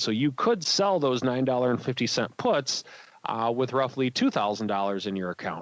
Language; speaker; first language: English; native; English